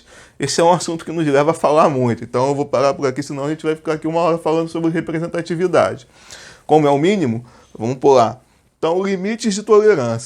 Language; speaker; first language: Portuguese; native; Portuguese